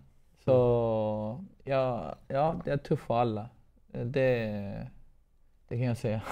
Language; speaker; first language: Swedish; non-native, fluent; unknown